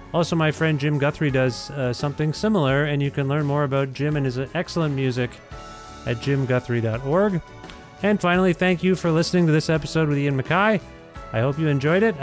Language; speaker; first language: English; native; English